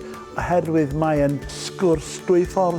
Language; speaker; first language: Welsh; non-native, local second language; English